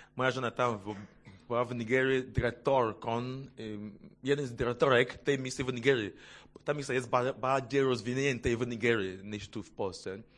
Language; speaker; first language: Polish; non-native, fluent; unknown